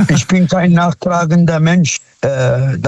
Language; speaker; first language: German; non-native, fluent; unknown